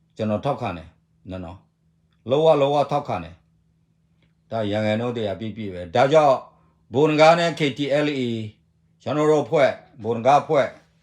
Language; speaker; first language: Burmese; non-native, local second language; S'gaw Karen